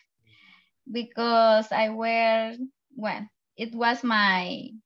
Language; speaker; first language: English; non-native, learner; Spanish